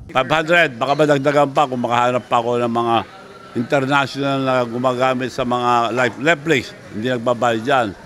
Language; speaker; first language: Filipino; non-native, local second language; Iloko